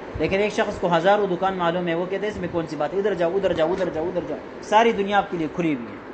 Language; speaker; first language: Urdu; non-native, local second language; Pashto